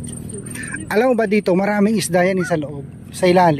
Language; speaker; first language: Filipino; native; Filipino